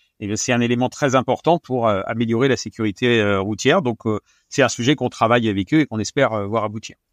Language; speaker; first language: French; native; French